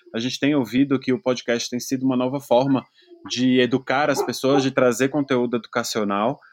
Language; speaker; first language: Portuguese; native; Portuguese